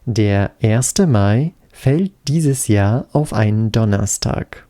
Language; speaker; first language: German; non-native, fluent; Polish